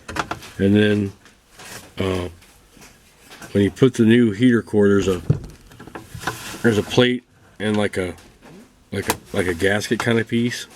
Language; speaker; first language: English; native; English